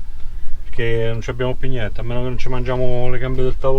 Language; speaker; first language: Italian; native; Italian